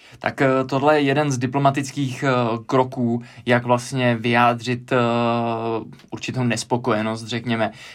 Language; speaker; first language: Czech; native; Czech